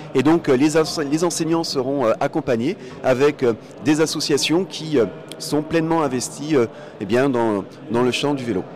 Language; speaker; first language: French; native; French